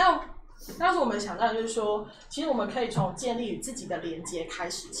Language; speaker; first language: Chinese; native; Chinese